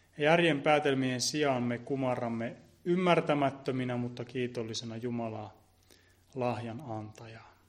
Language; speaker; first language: Finnish; native; Finnish